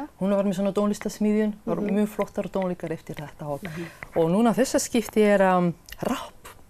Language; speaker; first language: Icelandic; non-native, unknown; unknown